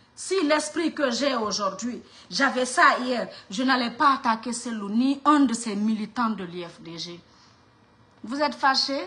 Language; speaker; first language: French; non-native, local second language; Mandingo